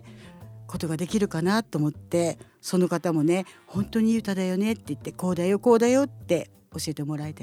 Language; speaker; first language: Japanese; native; Japanese